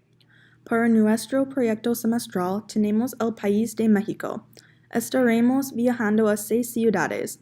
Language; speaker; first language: Spanish; non-native, learner; English